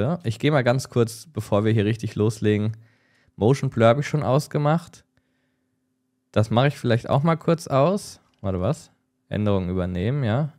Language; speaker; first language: German; native; German